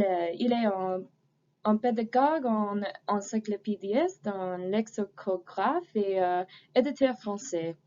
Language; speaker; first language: French; non-native, fluent; English